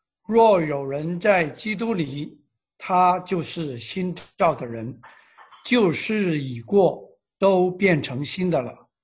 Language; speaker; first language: Chinese; native; Chinese